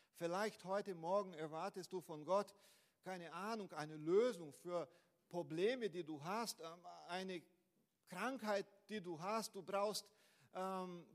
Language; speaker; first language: German; non-native, fluent; Portuguese